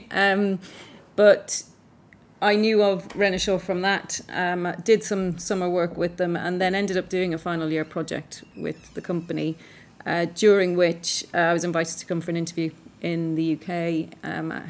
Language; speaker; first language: English; native; English